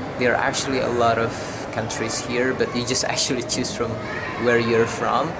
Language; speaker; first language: English; non-native, fluent; Indonesian